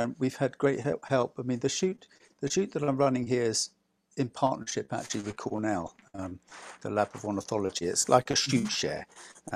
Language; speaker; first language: English; native; English